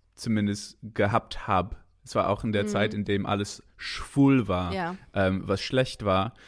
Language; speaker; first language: German; non-native, fluent; English